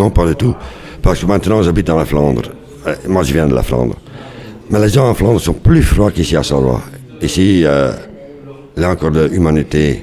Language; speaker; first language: French; non-native, local second language; Dutch